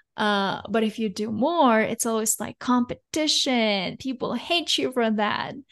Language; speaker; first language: English; non-native, fluent; Russian